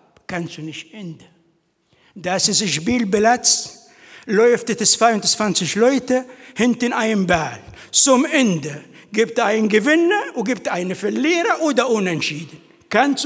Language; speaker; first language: German; non-native, fluent; Arabic